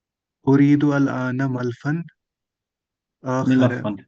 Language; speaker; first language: Arabic; non-native, learner; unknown